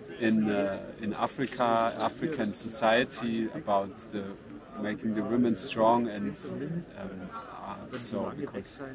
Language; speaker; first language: English; non-native, fluent; German